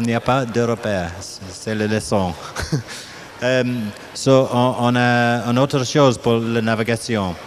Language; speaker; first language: French; non-native, learner; English